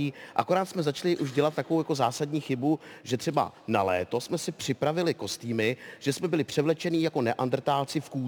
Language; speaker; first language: Czech; native; Czech